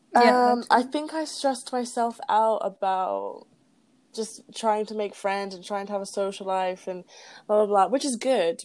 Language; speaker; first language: English; native; English